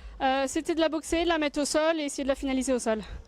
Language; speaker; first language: French; native; French